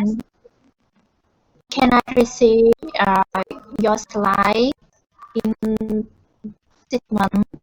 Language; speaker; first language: English; non-native, learner; Vietnamese